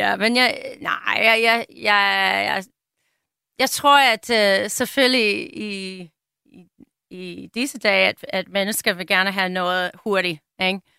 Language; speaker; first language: Danish; non-native, fluent; English